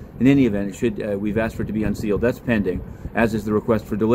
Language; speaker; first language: English; native; English